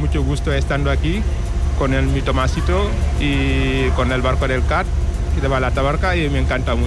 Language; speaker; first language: Spanish; non-native, learner; Wolof